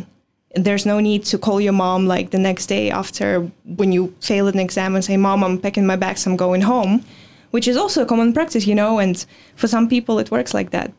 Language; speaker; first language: English; non-native, fluent; Russian